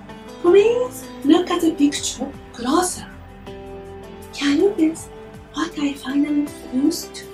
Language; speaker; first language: English; non-native, learner; Japanese